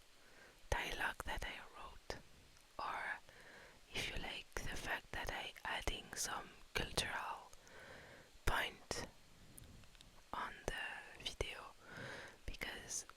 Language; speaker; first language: English; non-native, fluent; French